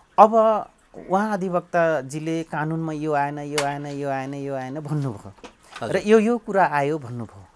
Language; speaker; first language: Nepali; non-native, local second language; Dangaura Tharu